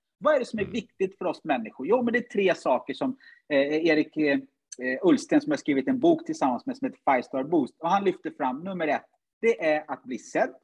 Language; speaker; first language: Swedish; early bilingual, other home language; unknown